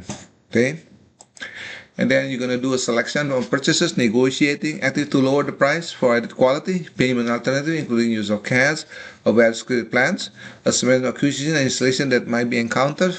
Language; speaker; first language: English; non-native, fluent; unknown